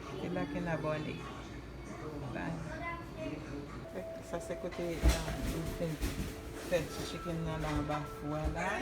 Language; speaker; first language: French; non-native, local second language; Haitian Creole